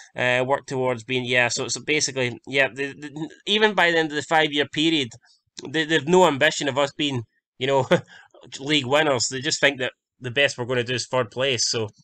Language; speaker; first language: English; native; English